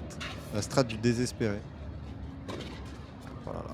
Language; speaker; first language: French; native; French